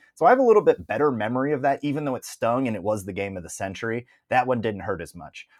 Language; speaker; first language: English; native; English